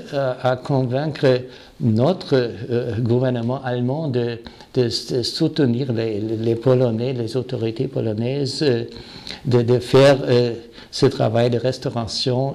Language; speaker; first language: French; non-native, fluent; German